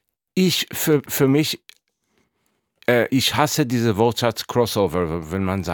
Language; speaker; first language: German; non-native, fluent; Hebrew